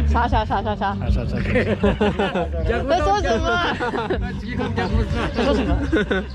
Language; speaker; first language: Chinese; native; Chinese